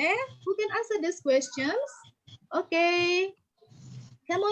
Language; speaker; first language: English; non-native, learner; Indonesian